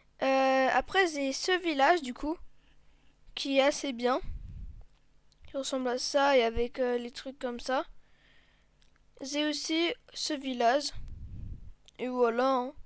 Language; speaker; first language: French; native; French